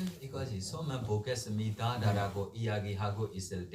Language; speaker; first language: Korean; non-native, learner; Burmese